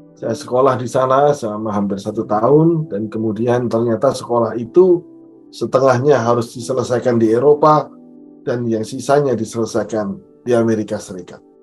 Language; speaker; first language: Indonesian; native; Indonesian